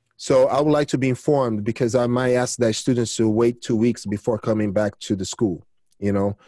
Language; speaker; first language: English; early bilingual, other home language; Portuguese